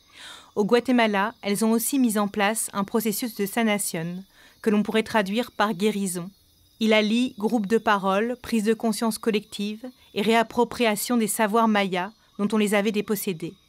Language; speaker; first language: French; native; French